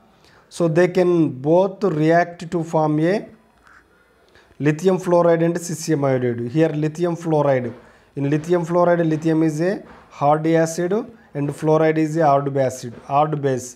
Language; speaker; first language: English; non-native, local second language; Telugu